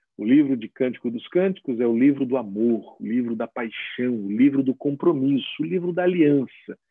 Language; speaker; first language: Portuguese; native; Portuguese